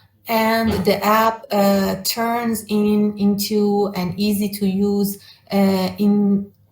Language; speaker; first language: English; non-native, learner; Persian